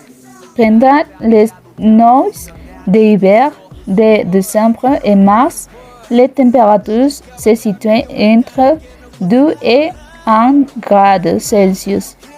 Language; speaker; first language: French; non-native, learner; Spanish